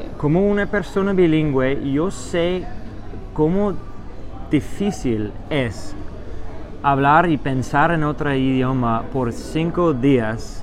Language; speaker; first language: Spanish; non-native, fluent; English